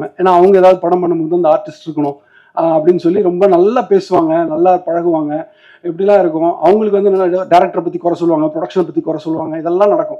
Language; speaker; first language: Tamil; native; Tamil